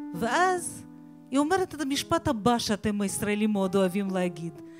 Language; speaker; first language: Hebrew; non-native, fluent; Russian